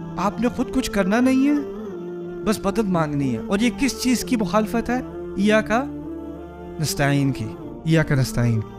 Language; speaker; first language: Urdu; early bilingual, heritage; Urdu